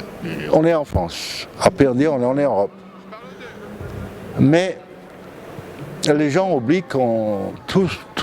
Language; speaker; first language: French; non-native, fluent; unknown